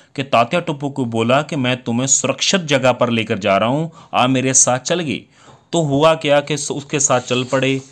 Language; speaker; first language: Hindi; non-native, local second language; Punjabi